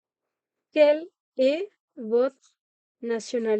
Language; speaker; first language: French; non-native, fluent; Tamil